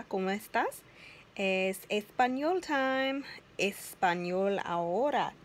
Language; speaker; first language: Spanish; non-native, learner; English